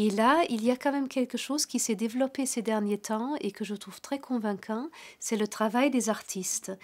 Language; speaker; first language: French; non-native, fluent; German